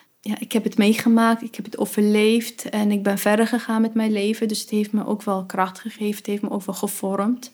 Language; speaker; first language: Dutch; early bilingual, other home language; Arabic